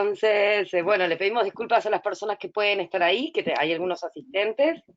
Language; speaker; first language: Spanish; native; Spanish